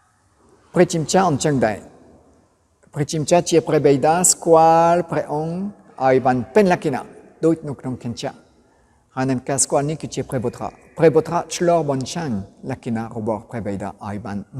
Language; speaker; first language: Khmer; non-native, fluent; French